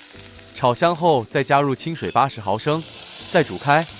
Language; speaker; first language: Chinese; native; Chinese